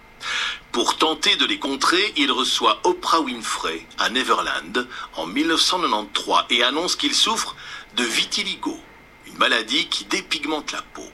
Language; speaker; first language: French; native; French